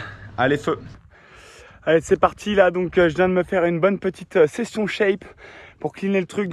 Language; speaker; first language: French; native; French